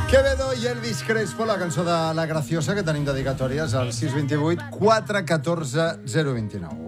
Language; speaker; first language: Catalan; native; Catalan